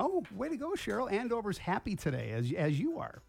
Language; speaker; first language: English; native; English